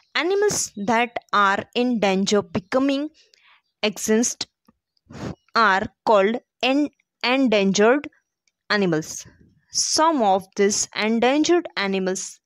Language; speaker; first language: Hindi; non-native, local second language; Gujarati